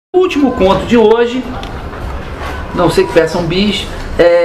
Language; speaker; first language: Portuguese; native; Portuguese